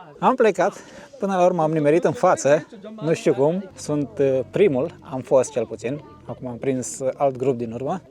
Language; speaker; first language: Romanian; native; Romanian